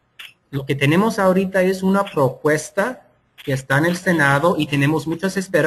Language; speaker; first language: Spanish; non-native, fluent; English